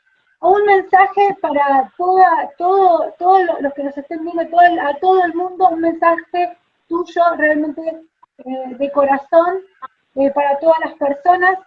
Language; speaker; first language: Spanish; native; Spanish